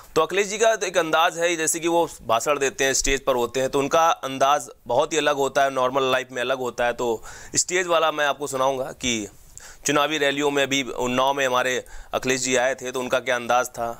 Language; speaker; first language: Hindi; native; Hindi